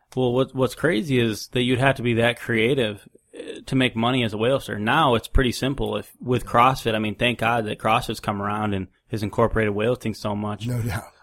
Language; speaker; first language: English; native; English